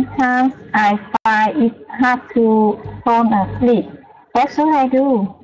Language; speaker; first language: English; non-native, learner; Vietnamese